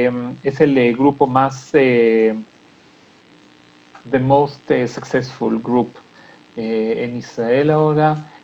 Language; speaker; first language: Spanish; non-native, fluent; Hebrew